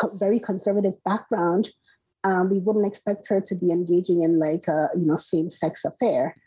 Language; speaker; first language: English; non-native, local second language; Igbo